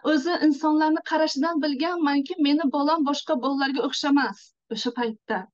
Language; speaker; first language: Uzbek; non-native, local second language; Tajik